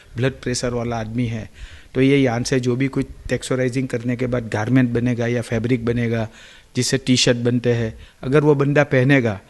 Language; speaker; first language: Hindi; non-native, local second language; Gujarati